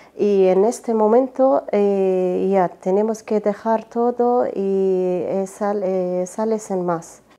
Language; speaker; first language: Spanish; non-native, learner; Arabic